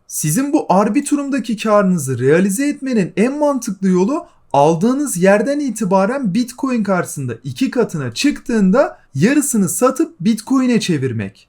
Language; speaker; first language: Turkish; native; Turkish